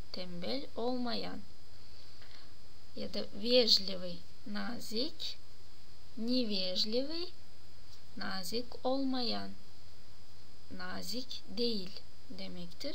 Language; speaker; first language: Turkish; non-native, fluent; Russian